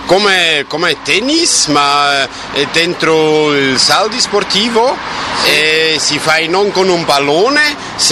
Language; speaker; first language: Italian; non-native, learner; German